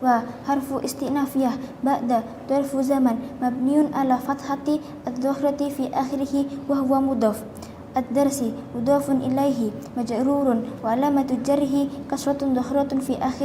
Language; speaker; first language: Arabic; non-native, learner; Indonesian